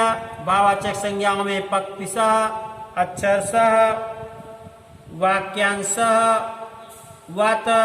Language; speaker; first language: Hindi; native; Hindi